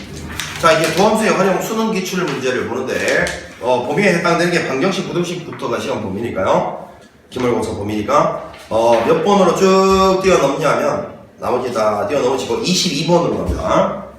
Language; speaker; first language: Korean; native; Korean